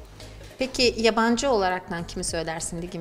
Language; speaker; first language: Turkish; native; Turkish